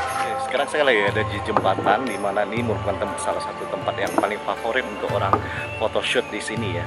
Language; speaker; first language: Indonesian; native; Indonesian